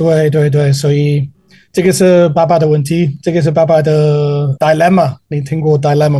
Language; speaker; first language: Chinese; non-native, learner; English